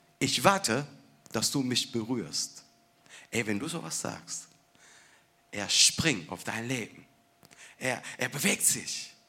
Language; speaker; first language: German; non-native, fluent; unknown